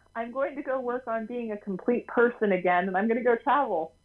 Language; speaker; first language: English; native; English